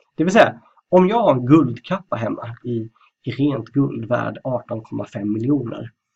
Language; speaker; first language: Swedish; native; Swedish